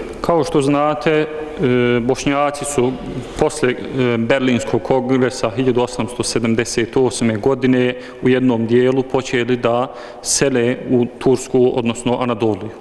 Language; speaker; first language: Bosnian; early bilingual, heritage; Bosnian